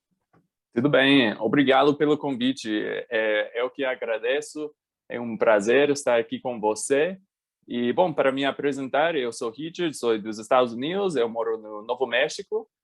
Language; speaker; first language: Portuguese; non-native, fluent; English